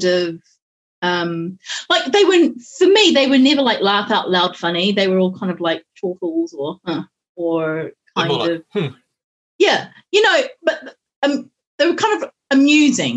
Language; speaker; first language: English; native; English